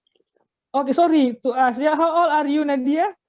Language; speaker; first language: English; non-native, fluent; Indonesian